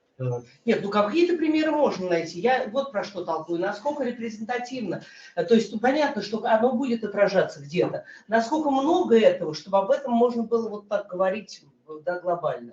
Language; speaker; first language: Russian; native; Russian